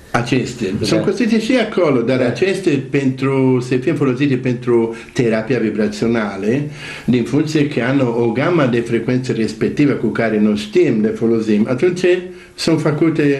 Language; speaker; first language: Romanian; non-native, learner; Italian